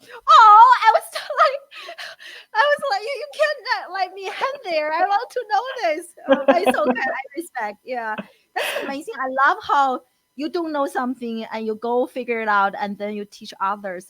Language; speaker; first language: English; non-native, fluent; Chinese